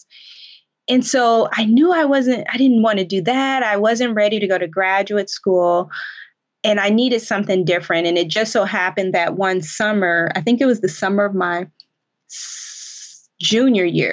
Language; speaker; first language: English; native; English